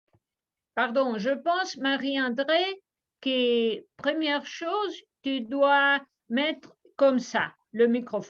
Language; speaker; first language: French; non-native, fluent; Spanish